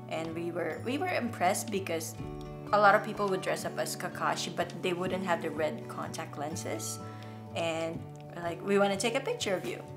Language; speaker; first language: English; non-native, local second language; Filipino